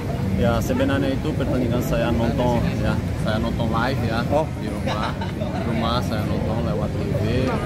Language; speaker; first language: Indonesian; non-native, fluent; Portuguese